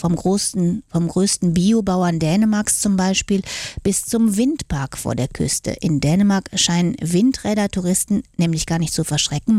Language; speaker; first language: German; native; German